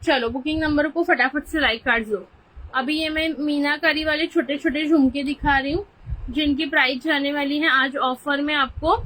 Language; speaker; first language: Hindi; non-native, local second language; Marathi